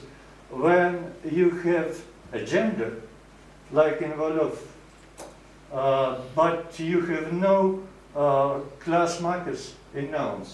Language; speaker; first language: English; non-native, fluent; Russian